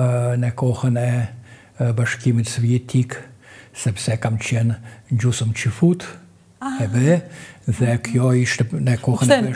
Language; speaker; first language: Albanian; non-native, fluent; Russian